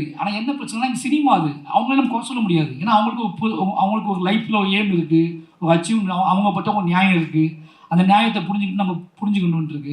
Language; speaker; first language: Tamil; native; Tamil